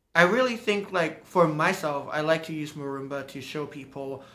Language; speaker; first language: English; non-native, local second language; Cantonese